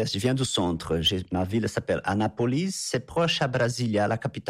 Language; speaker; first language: French; non-native, fluent; Portuguese